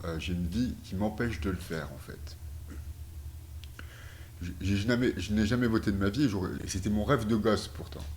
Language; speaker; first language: French; native; French